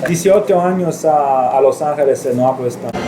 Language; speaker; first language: Spanish; non-native, learner; Romanian